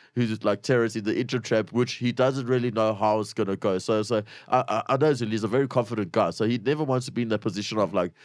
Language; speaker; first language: English; native; English